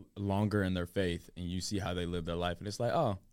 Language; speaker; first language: English; native; English